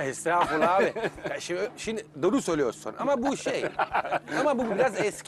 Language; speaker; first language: Turkish; non-native, learner; Italian